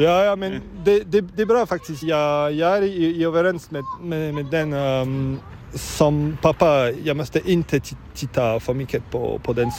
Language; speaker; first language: Swedish; non-native, learner; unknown